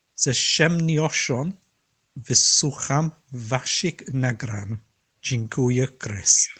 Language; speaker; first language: Polish; non-native, learner; English